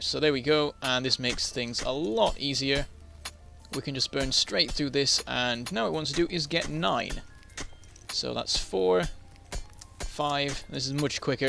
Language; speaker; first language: English; native; English